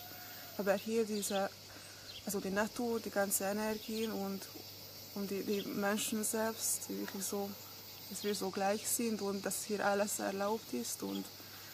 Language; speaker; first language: German; non-native, fluent; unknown